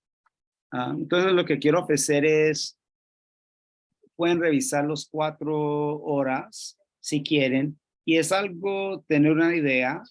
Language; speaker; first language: Spanish; non-native, fluent; English